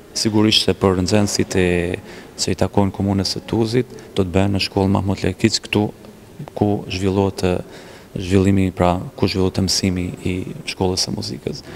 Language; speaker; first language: Albanian; native; Albanian